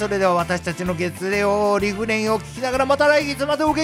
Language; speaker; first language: Japanese; native; Japanese